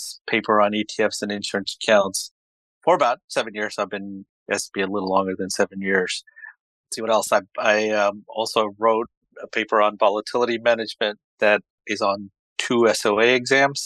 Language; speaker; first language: English; native; English